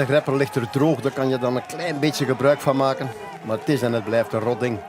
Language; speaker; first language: Dutch; native; Dutch